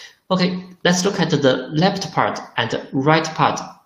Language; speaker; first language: English; non-native, fluent; Chinese